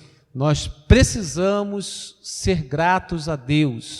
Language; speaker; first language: Portuguese; native; Portuguese